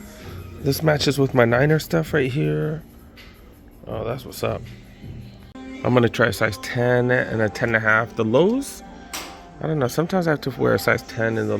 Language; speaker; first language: English; native; English